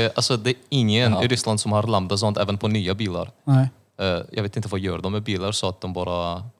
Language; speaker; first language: Swedish; non-native, fluent; Russian